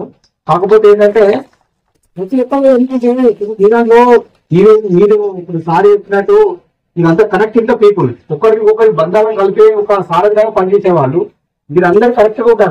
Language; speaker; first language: Telugu; native; Telugu